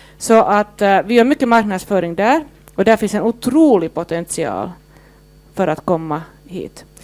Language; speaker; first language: Swedish; native; Swedish